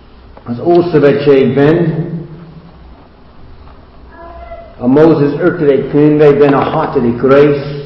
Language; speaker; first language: Hungarian; non-native, fluent; English